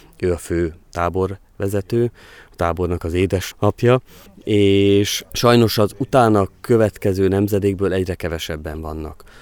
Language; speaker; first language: Hungarian; native; Hungarian